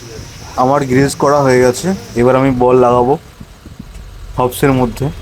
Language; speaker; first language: Bangla; native; Bangla